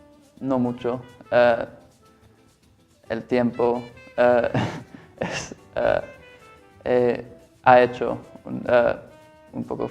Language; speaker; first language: Spanish; non-native, learner; English